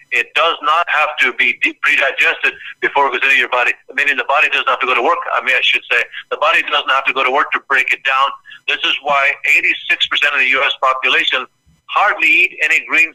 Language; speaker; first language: English; native; English